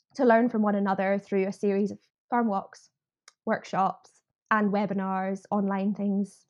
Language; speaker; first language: English; native; English